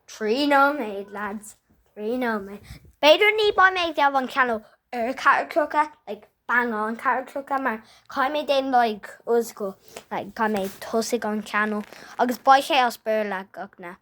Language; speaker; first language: Irish; non-native, local second language; English